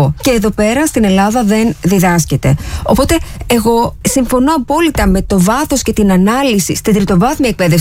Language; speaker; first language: Greek; native; Greek